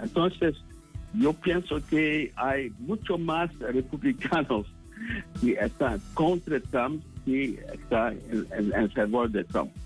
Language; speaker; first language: Spanish; non-native, fluent; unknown